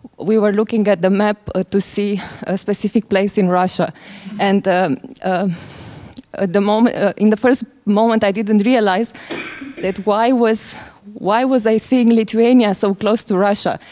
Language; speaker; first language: English; non-native, fluent; Romanian